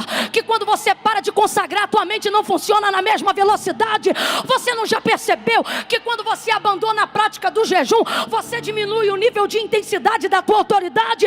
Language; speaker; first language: Portuguese; native; Portuguese